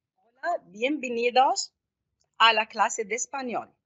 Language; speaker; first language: Spanish; non-native, fluent; Arabic